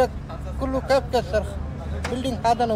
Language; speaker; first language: Arabic; non-native, learner; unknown